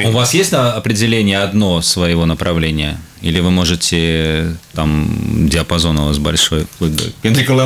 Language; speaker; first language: Russian; native; Russian